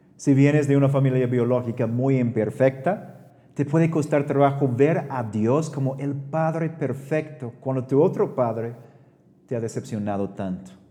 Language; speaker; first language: Spanish; non-native, fluent; English